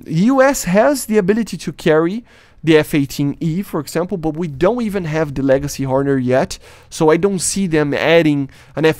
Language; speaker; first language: English; non-native, fluent; Portuguese